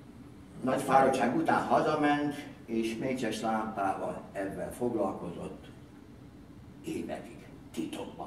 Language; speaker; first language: Hungarian; early bilingual, heritage; Hungarian